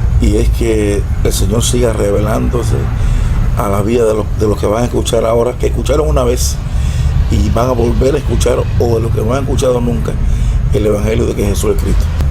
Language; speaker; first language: Spanish; native; Spanish